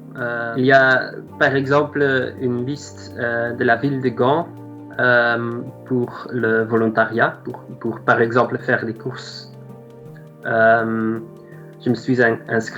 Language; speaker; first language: French; non-native, local second language; Dutch